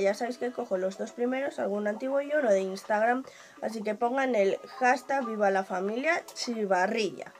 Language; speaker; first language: Spanish; native; Spanish